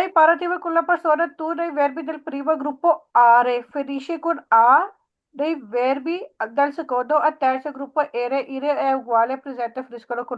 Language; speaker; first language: Italian; non-native, learner; Punjabi